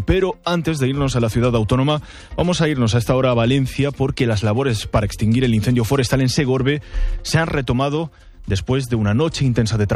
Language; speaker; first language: Spanish; native; Spanish